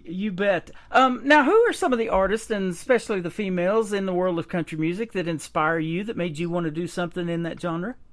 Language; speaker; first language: English; native; English